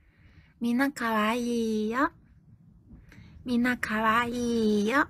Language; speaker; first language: Japanese; non-native, learner; Chinese